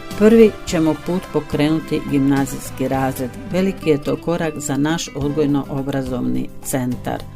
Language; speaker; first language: Bosnian; early bilingual, heritage; Croatian